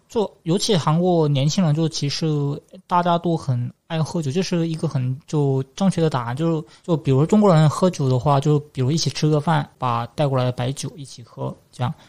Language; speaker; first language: Chinese; non-native, fluent; Korean